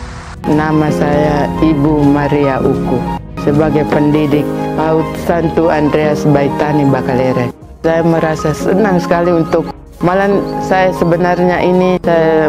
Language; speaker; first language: Indonesian; non-native, local second language; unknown